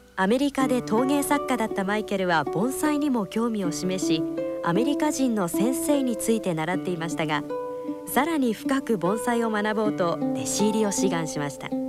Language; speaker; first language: Japanese; native; Japanese